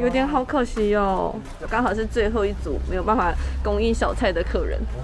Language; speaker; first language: Chinese; native; Chinese